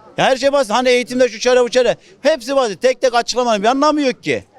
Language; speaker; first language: Turkish; native; Turkish